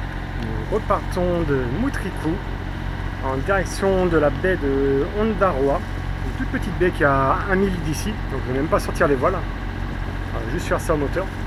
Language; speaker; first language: French; native; French